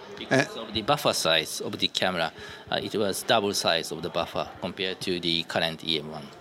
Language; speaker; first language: English; non-native, learner; Japanese